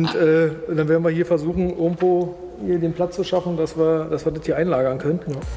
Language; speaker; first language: German; native; German